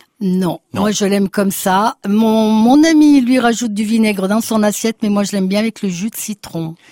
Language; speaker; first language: French; non-native, fluent; Italian